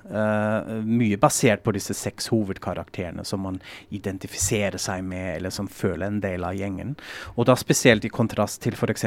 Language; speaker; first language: Norwegian; non-native, fluent; German